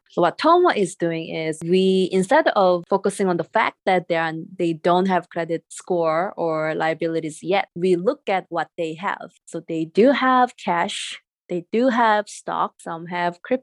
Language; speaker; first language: English; non-native, fluent; Korean